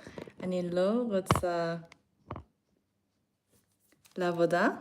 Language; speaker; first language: Hebrew; non-native, learner; English